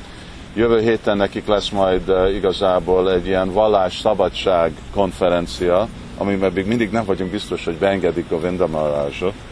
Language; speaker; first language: Hungarian; early bilingual, heritage; Hungarian